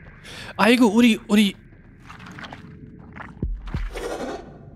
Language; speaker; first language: Korean; non-native, fluent; German